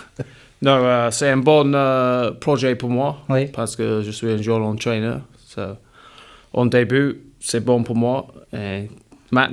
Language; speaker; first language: French; non-native, learner; English